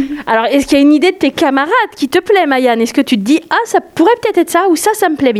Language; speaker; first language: French; native; French